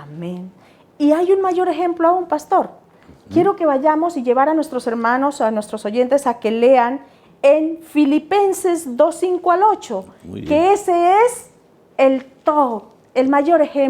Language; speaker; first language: Spanish; native; Spanish